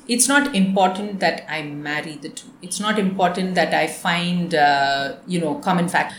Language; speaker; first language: English; non-native, local second language; Tamil